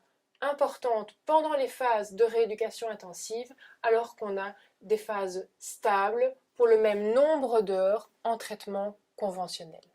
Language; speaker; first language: French; native; French